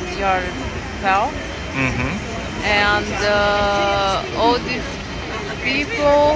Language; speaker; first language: English; non-native, learner; Portuguese